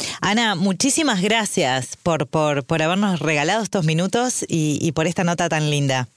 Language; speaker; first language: Spanish; native; Spanish